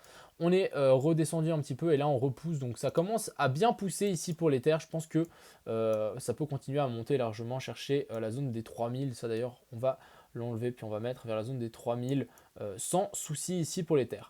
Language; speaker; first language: French; native; French